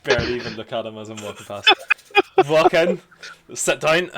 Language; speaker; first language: English; native; English